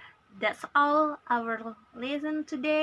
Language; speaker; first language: English; non-native, learner; Indonesian